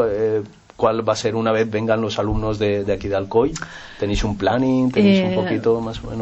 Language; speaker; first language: Spanish; native; Spanish